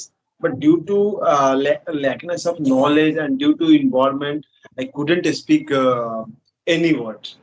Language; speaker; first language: English; non-native, learner; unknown